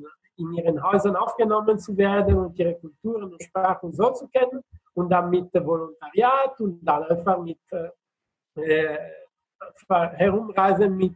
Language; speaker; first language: German; non-native, fluent; Italian